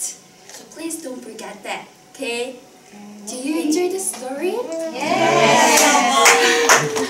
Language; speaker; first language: English; non-native, fluent; Korean